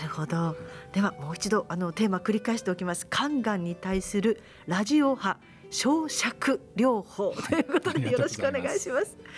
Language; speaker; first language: Japanese; native; Japanese